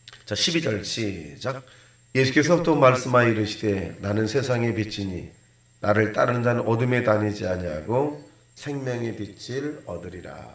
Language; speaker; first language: Korean; native; Korean